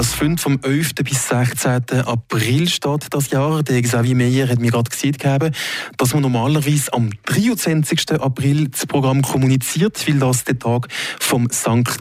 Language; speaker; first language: German; native; German